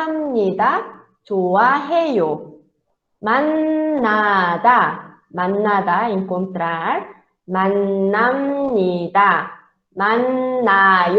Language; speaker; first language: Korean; non-native, fluent; Portuguese